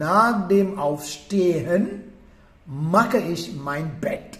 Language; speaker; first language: German; non-native, fluent; Sinhala